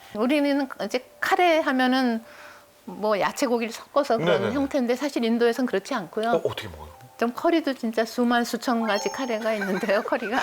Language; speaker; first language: Korean; native; Korean